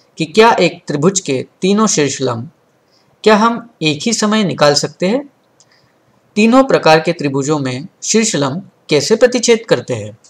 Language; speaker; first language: Hindi; non-native, local second language; Marathi